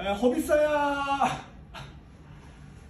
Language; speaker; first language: Indonesian; non-native, learner; Japanese